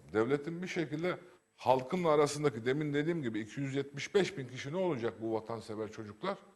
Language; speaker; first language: Turkish; native; Turkish